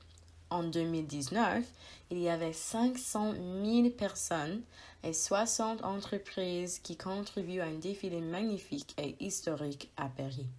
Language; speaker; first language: French; non-native, learner; English